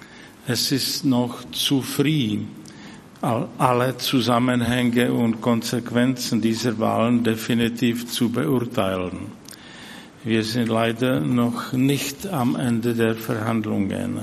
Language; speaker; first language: German; non-native, fluent; Czech